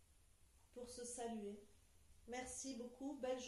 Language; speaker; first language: French; native; French